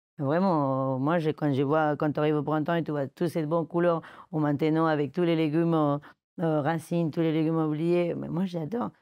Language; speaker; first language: French; non-native, fluent; Spanish